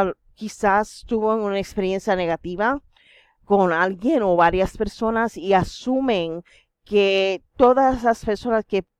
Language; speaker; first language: Spanish; non-native, fluent; English